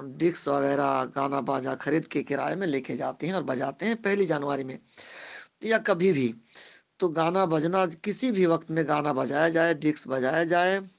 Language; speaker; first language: Urdu; non-native, local second language; Bangla